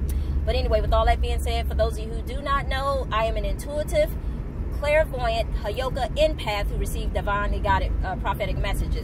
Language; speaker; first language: English; native; English